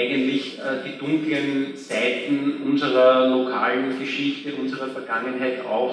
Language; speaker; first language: German; native; German